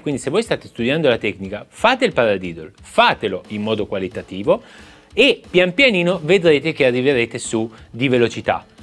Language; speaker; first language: Italian; native; Italian